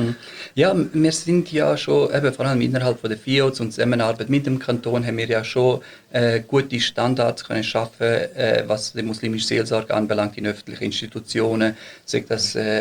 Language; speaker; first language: German; early bilingual, other home language; Bosnian